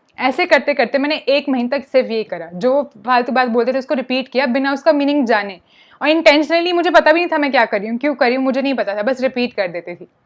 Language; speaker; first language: Hindi; non-native, local second language; Punjabi